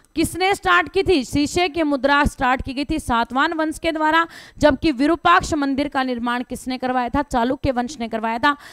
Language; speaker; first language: Hindi; native; Hindi